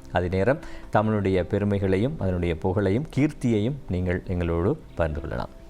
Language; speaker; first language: Tamil; native; Tamil